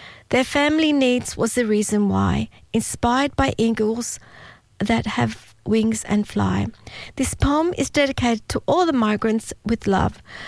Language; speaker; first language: English; early bilingual, other home language; Italian